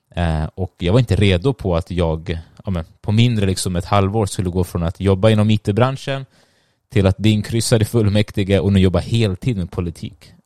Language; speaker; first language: Swedish; early bilingual, other home language; Tigrinya